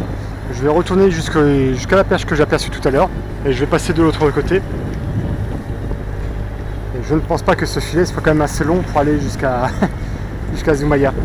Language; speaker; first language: French; native; French